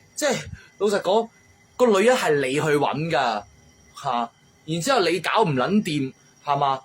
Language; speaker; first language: Cantonese; native; Cantonese